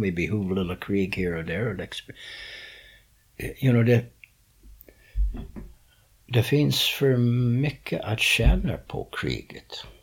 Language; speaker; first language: Swedish; non-native, fluent; English